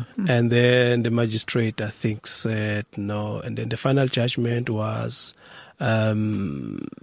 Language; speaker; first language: English; non-native, local second language; Zulu